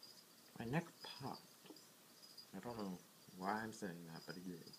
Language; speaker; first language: English; native; English